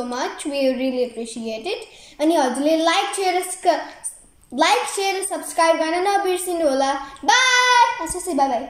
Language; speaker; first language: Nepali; early bilingual, heritage; Nepali